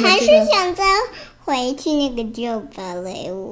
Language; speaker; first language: Chinese; early bilingual, heritage; Chinese